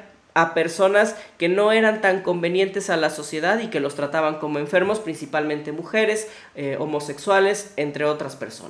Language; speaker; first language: Spanish; native; Spanish